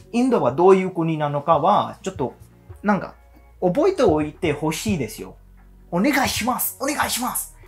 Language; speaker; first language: Japanese; non-native, learner; Hindi